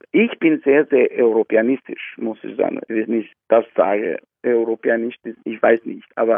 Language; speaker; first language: German; non-native, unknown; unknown